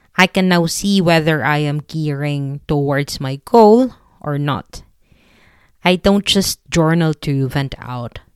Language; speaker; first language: English; non-native, local second language; Filipino